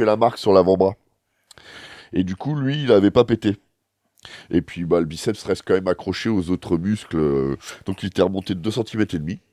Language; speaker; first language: French; native; French